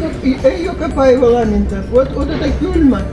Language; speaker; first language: Finnish; non-native, learner; Russian